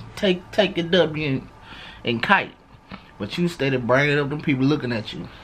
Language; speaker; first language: English; native; English